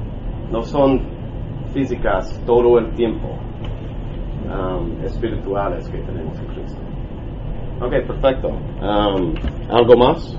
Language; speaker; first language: Spanish; non-native, learner; English